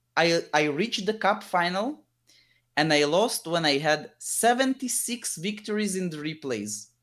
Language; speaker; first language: English; early bilingual, other home language; Hebrew